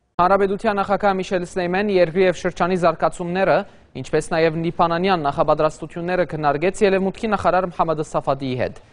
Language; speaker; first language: Armenian; early bilingual, heritage; Armenian